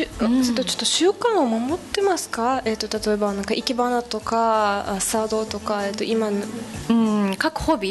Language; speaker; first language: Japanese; non-native, fluent; Russian